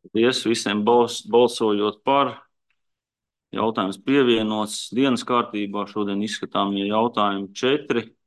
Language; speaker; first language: Latvian; native; Latvian